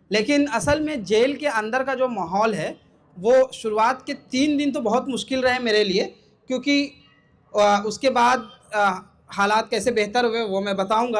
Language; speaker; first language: Hindi; native; Hindi